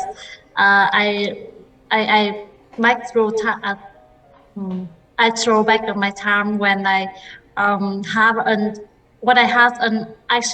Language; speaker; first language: English; non-native, learner; Vietnamese